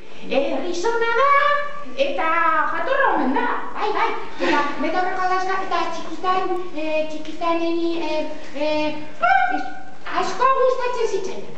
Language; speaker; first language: Basque; non-native, learner; Spanish